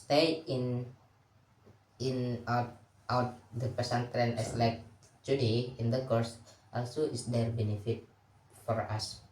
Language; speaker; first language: English; non-native, learner; Indonesian